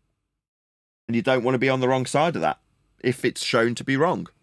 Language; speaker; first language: English; native; English